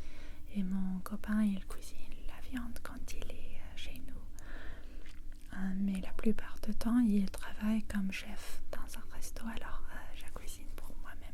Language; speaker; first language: French; non-native, fluent; English